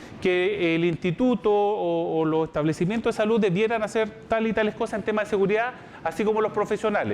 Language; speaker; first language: Spanish; native; Spanish